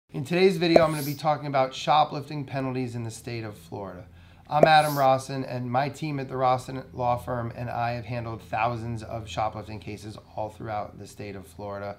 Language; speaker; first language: English; native; English